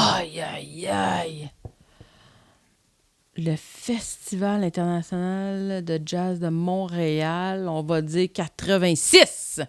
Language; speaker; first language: French; native; French